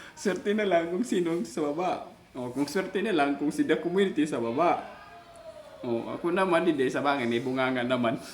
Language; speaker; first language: Filipino; non-native, local second language; Cebuano